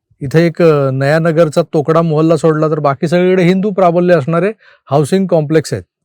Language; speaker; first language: Marathi; native; Marathi